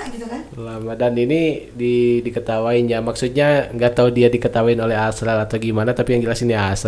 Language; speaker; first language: Indonesian; native; Indonesian